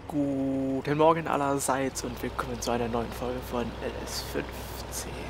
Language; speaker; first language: German; native; German